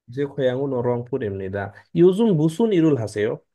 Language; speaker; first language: Korean; non-native, learner; Bangla